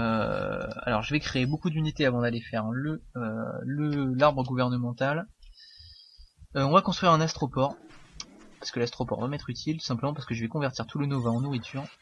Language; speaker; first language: French; native; French